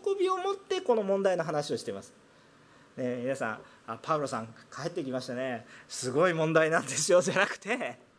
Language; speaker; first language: Japanese; non-native, fluent; Korean